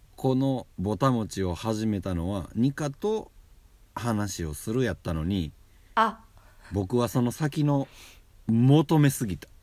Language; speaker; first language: Japanese; native; Japanese